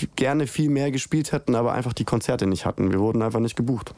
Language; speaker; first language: German; native; German